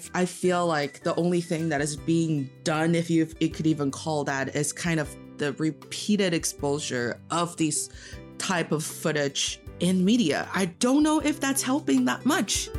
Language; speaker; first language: English; non-native, fluent; Chinese